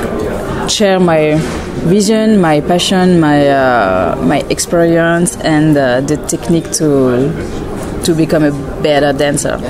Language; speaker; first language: English; non-native, learner; French